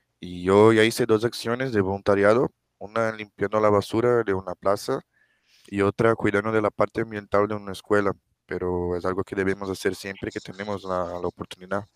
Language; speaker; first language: Spanish; non-native, fluent; Portuguese